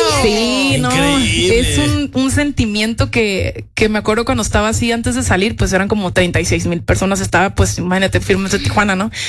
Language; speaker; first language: Spanish; native; Spanish